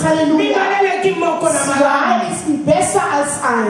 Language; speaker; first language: German; non-native, fluent; French